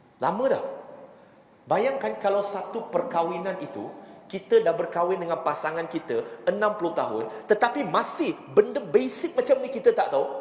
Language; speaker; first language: Malay; non-native, local second language; Chinese